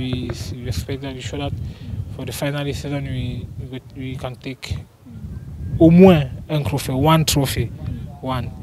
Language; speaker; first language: English; non-native, learner; French